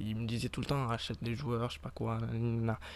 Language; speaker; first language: French; native; French